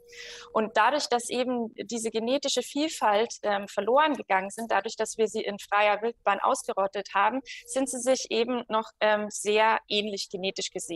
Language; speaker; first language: German; native; German